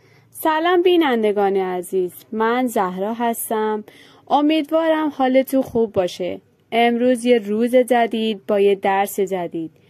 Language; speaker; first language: Persian; non-native, fluent; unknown